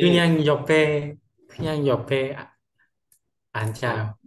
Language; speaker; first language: Korean; non-native, learner; Vietnamese